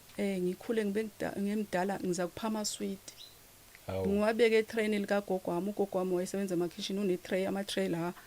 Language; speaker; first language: Zulu; native; Zulu